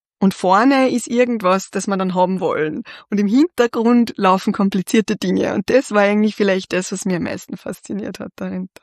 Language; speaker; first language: German; native; German